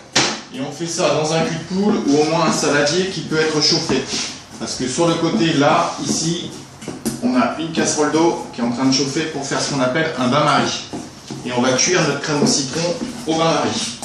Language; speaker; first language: French; native; French